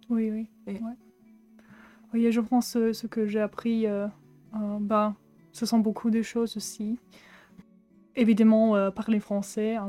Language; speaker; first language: French; non-native, fluent; German